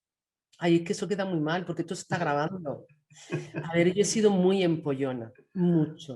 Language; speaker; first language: Spanish; native; Spanish